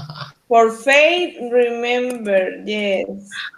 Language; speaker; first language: English; non-native, learner; Spanish